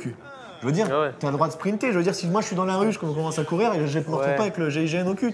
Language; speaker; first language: French; native; French